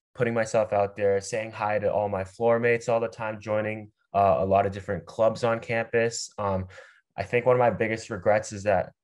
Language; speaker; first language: English; native; English